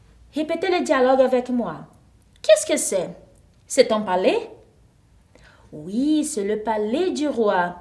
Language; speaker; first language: French; non-native, fluent; Portuguese